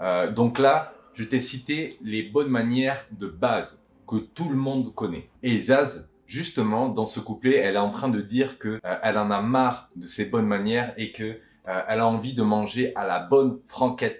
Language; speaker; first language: French; native; French